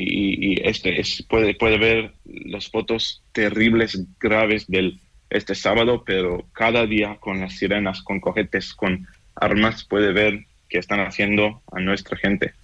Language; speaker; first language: Spanish; non-native, fluent; Hebrew